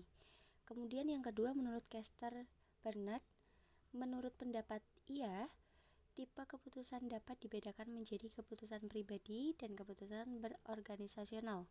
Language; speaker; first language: Indonesian; native; Indonesian